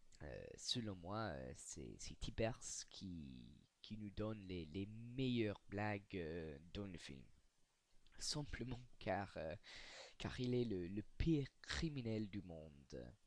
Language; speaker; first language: French; non-native, learner; English